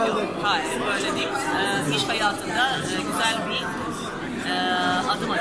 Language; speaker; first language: Turkish; non-native, fluent; Serbian